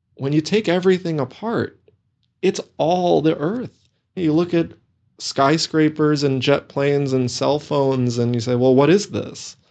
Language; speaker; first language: English; native; English